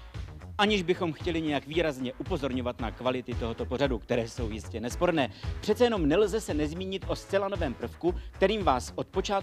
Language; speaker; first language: Czech; native; Czech